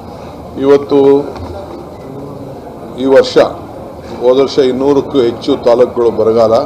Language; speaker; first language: Kannada; native; Kannada